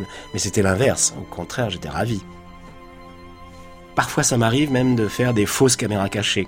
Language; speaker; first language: French; native; French